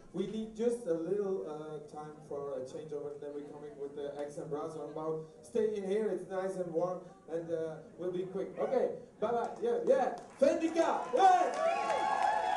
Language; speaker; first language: English; non-native, fluent; Dutch